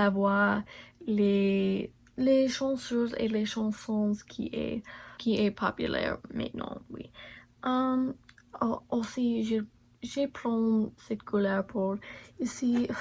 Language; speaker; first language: French; non-native, learner; English